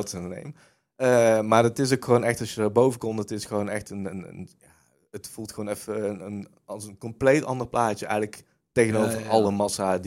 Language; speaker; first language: Dutch; native; Dutch